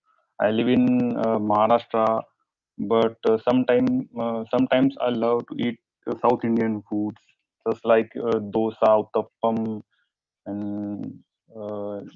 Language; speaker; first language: English; non-native, learner; Marathi